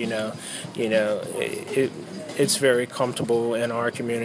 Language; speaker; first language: English; native; English